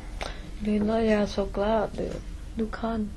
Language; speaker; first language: Norwegian; non-native, learner; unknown